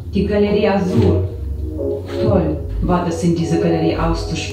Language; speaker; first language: German; non-native, learner; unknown